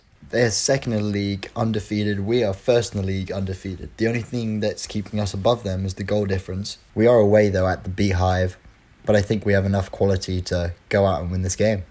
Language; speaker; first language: English; native; English